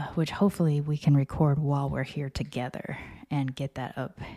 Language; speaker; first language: English; native; English